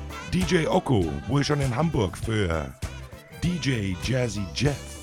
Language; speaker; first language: German; native; German